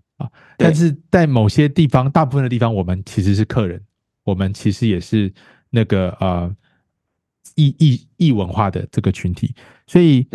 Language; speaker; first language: Chinese; native; Chinese